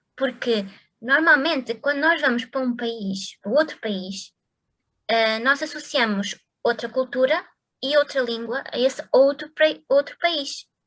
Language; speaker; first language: Portuguese; native; Portuguese